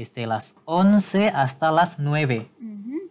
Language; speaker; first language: Spanish; non-native, learner; Indonesian